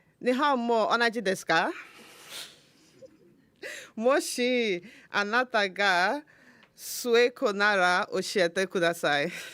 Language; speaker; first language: Japanese; non-native, learner; Igbo